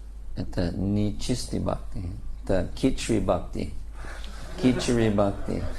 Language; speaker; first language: Russian; non-native, learner; English